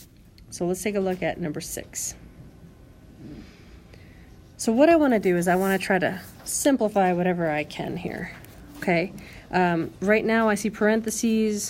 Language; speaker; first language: English; native; English